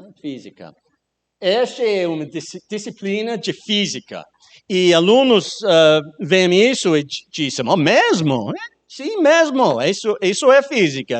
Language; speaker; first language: Portuguese; non-native, learner; English